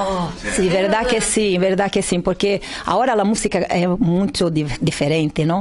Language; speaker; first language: Spanish; non-native, learner; Portuguese